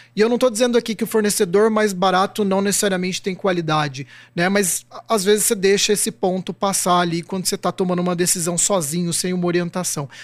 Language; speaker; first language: Portuguese; native; Portuguese